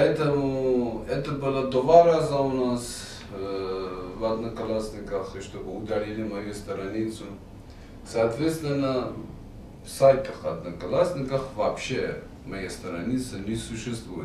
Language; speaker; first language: Russian; non-native, fluent; Persian